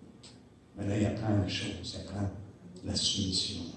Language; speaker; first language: French; native; French